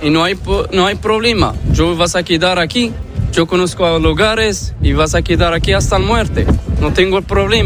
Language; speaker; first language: Spanish; non-native, learner; Arabic